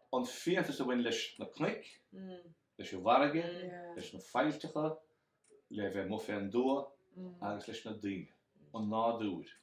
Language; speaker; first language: Irish; native; Irish